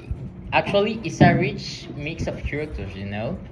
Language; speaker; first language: English; non-native, learner; Spanish